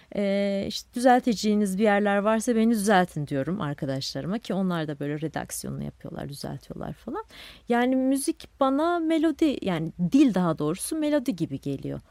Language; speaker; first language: Turkish; non-native, local second language; Kurdish